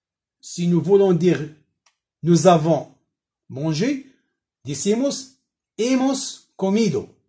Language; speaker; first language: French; non-native, local second language; Arabic